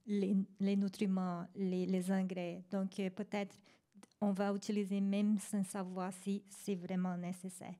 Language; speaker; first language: French; non-native, fluent; Spanish